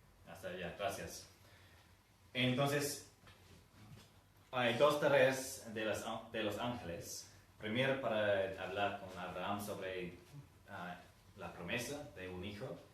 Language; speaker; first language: Spanish; non-native, fluent; English